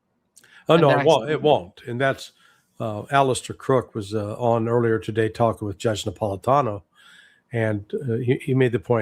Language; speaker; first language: English; native; English